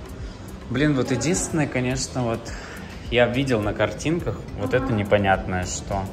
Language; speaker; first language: Russian; native; Russian